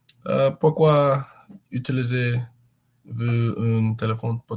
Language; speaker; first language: French; non-native, learner; English